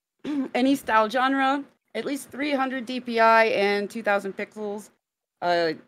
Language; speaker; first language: English; native; English